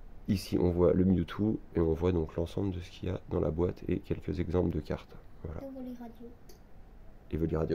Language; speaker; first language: French; native; French